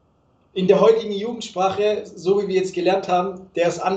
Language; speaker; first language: German; native; German